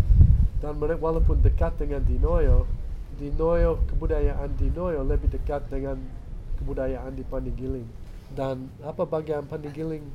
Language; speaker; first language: Indonesian; non-native, fluent; English